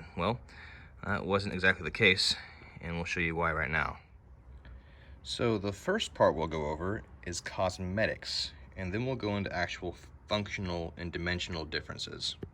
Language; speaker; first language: English; native; English